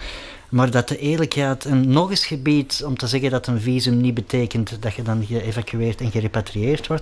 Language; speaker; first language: Dutch; native; Dutch